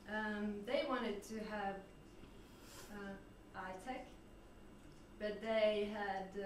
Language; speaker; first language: English; non-native, learner; French